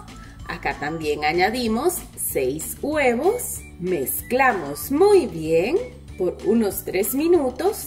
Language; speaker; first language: Spanish; native; Spanish